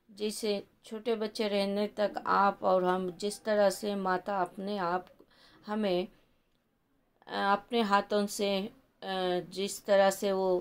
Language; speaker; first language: Hindi; non-native, local second language; Kannada